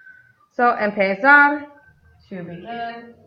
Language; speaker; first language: Spanish; non-native, fluent; English